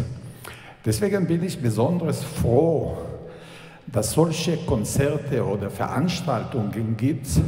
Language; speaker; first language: German; non-native, fluent; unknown